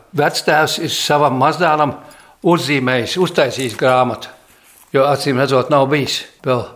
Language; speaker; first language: Latvian; early bilingual, heritage; Latvian